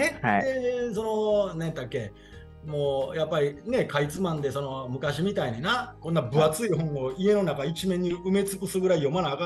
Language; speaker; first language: Japanese; native; Japanese